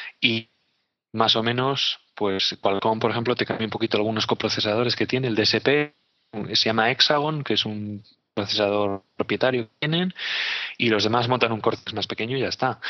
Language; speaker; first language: Spanish; native; Spanish